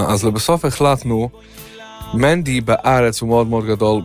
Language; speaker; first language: Hebrew; non-native, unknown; Yiddish